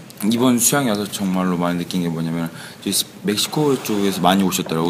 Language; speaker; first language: Korean; early bilingual, heritage; Korean